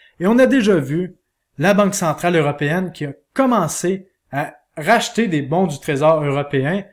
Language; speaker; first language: French; native; French